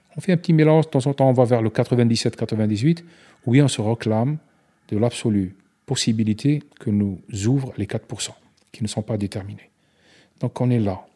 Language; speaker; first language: French; non-native, local second language; Arabic